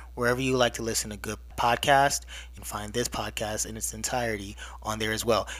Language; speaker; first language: English; early bilingual, other home language; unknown